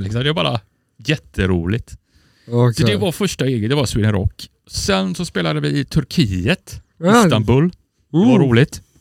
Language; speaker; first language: Swedish; native; Swedish